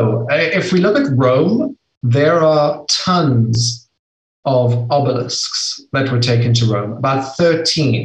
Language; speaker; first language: English; native; English